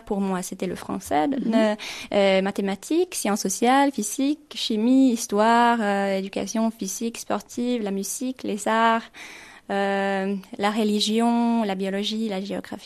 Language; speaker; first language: French; non-native, fluent; Swedish